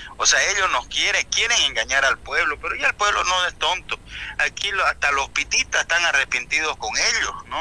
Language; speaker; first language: Spanish; native; Spanish